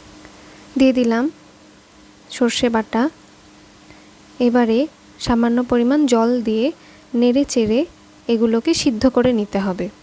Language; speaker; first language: Bangla; native; Bangla